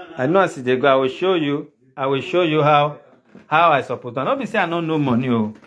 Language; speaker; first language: Nigerian Pidgin; native; Nigerian Pidgin